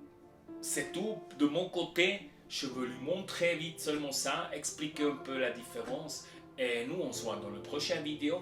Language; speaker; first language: French; non-native, local second language; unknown